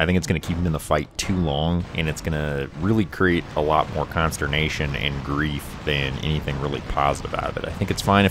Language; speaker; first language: English; native; English